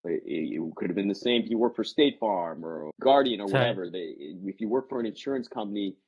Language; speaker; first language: English; native; English